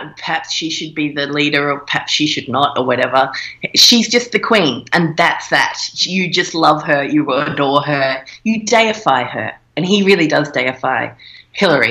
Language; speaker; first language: English; native; English